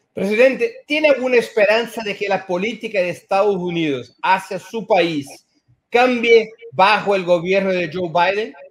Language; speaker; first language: Spanish; non-native, fluent; Portuguese